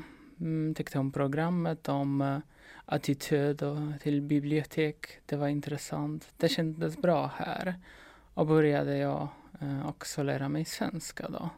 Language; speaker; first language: Swedish; non-native, fluent; Polish